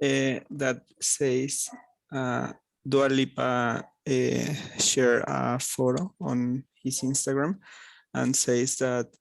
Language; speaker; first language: English; non-native, learner; Spanish